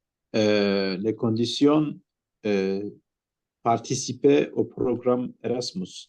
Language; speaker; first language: French; non-native, learner; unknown